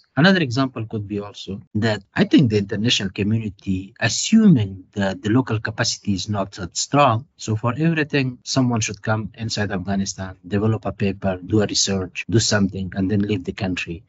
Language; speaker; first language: English; non-native, fluent; Persian